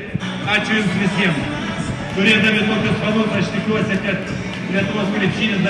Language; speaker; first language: Lithuanian; native; Lithuanian